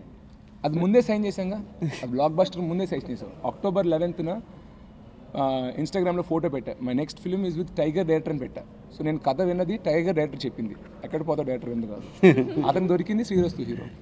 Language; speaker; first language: Telugu; native; Telugu